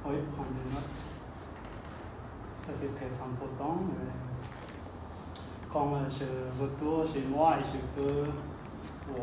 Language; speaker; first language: French; non-native, learner; Khmer